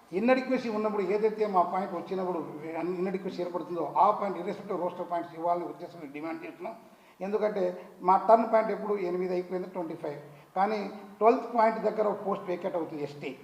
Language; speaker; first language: Telugu; non-native, local second language; Lambadi